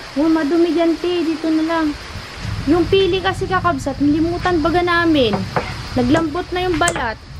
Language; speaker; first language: Filipino; non-native, local second language; Iloko